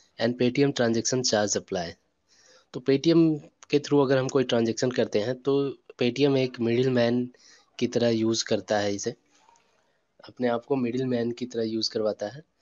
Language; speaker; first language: Hindi; native; Hindi